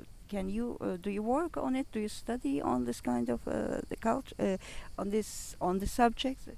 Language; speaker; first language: English; non-native, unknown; Turkish